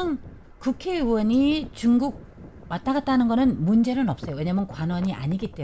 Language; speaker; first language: Korean; native; Korean